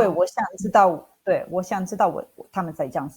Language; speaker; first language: Chinese; non-native, fluent; Italian